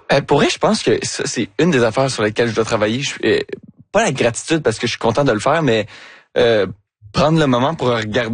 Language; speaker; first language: French; native; French